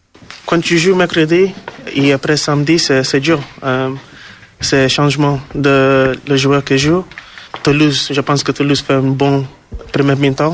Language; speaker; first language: French; non-native, learner; English